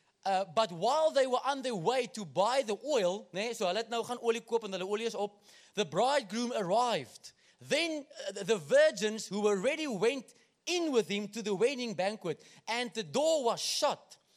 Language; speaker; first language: English; non-native, local second language; Afrikaans